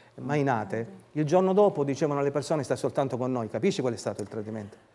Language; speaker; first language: Italian; native; Italian